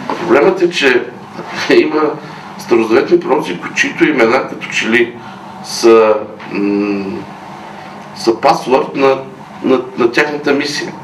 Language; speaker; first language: Bulgarian; native; Bulgarian